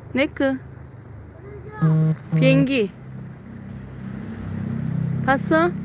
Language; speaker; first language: Korean; non-native, learner; Tajik